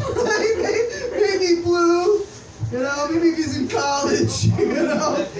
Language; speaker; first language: English; native; English